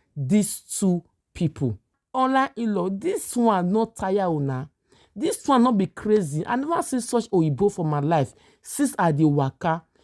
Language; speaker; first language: Nigerian Pidgin; native; Nigerian Pidgin